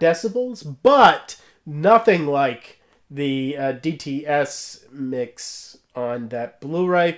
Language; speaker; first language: English; native; English